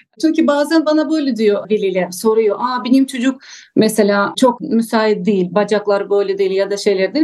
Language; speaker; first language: Turkish; non-native, learner; Russian